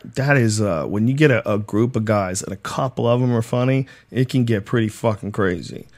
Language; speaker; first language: English; native; English